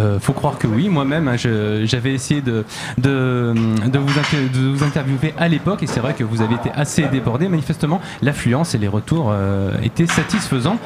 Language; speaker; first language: French; native; French